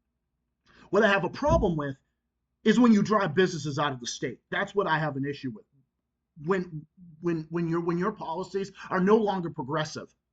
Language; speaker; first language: English; native; English